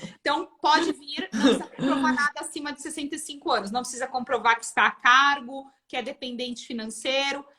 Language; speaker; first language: Portuguese; native; Portuguese